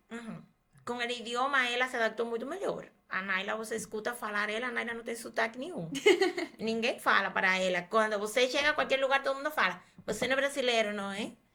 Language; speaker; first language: Portuguese; non-native, fluent; Spanish